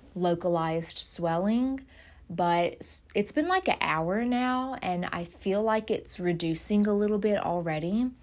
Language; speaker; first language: English; native; English